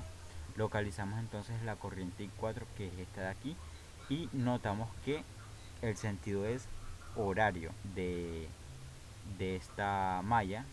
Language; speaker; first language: Spanish; native; Spanish